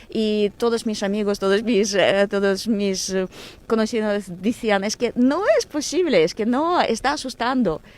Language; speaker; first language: Spanish; non-native, fluent; Ukrainian